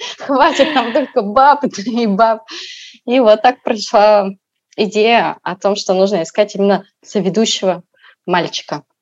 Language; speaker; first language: Russian; native; Russian